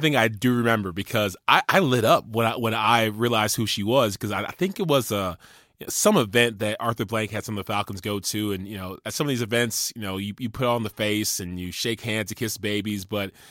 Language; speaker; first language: English; native; English